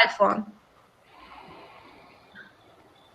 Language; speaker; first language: English; non-native, learner; Turkish